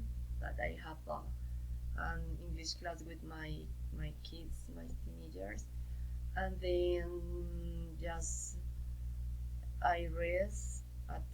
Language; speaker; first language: English; non-native, learner; Spanish